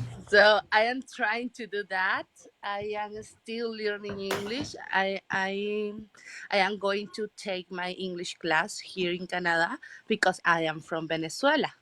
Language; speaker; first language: English; non-native, learner; Spanish